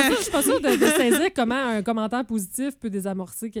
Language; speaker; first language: French; native; French